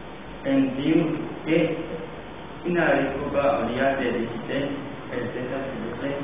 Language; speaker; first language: Catalan; non-native, learner; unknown